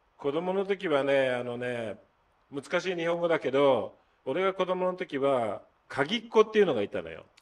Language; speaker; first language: Japanese; native; Japanese